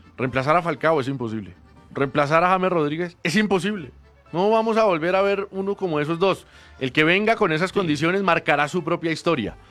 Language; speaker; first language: Spanish; native; Spanish